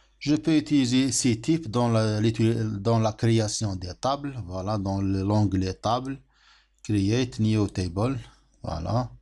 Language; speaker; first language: French; non-native, local second language; Arabic